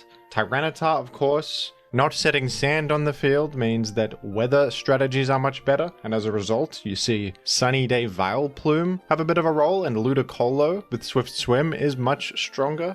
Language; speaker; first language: English; native; English